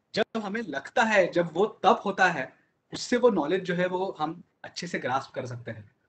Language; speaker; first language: Hindi; non-native, local second language; Marathi